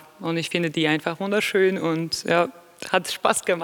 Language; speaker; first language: German; non-native, fluent; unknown